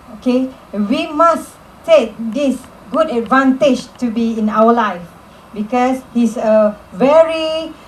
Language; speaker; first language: English; non-native, local second language; Malay